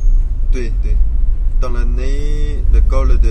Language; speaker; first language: French; non-native, fluent; Chinese